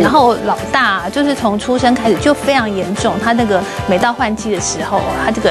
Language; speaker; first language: Chinese; native; Chinese